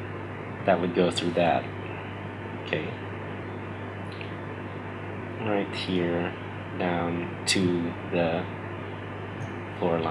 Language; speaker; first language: English; native; English